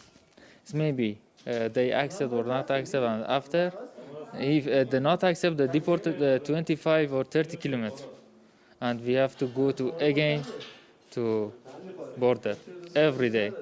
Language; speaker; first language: English; non-native, learner; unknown